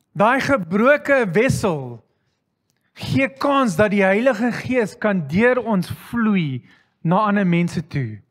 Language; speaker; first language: Afrikaans; non-native, fluent; English